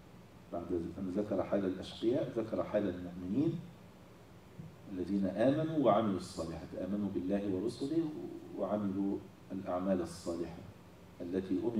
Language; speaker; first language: Arabic; native; Arabic